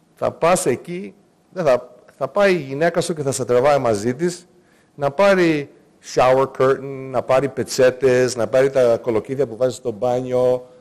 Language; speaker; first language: Greek; early bilingual, heritage; Greek